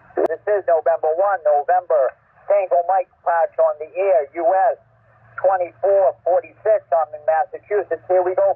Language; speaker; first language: English; native; English